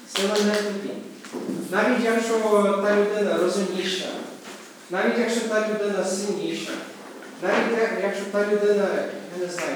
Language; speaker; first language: Ukrainian; non-native, fluent; English